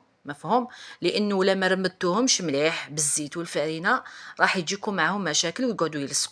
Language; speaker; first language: Arabic; native; Arabic